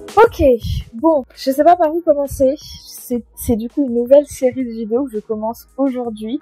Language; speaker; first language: French; native; French